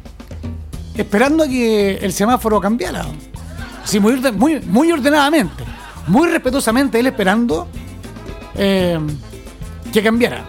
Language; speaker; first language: Spanish; native; Spanish